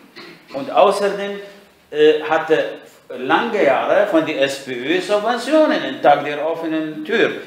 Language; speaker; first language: German; non-native, fluent; Arabic